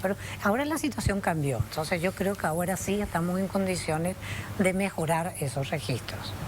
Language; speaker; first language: Spanish; native; Spanish